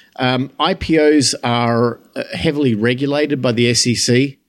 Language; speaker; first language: English; native; English